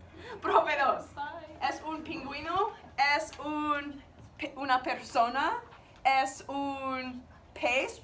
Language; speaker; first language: Spanish; non-native, learner; English